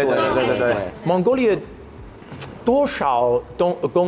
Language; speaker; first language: Chinese; non-native, learner; English